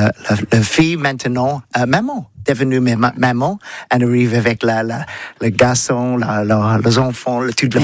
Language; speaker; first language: French; non-native, learner; English